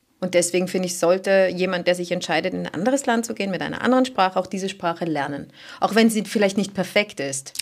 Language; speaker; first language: German; native; German